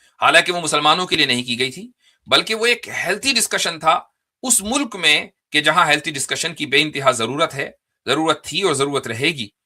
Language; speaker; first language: Urdu; native; Urdu